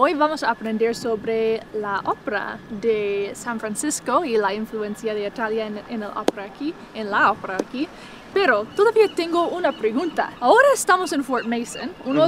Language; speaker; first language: Spanish; non-native, fluent; English